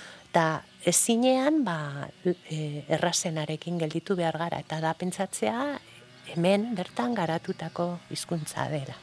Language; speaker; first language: Basque; non-native, local second language; Spanish